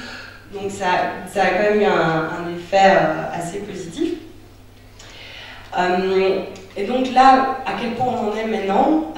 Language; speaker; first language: French; native; French